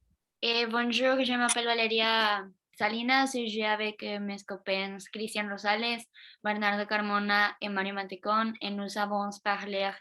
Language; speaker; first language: French; non-native, learner; Spanish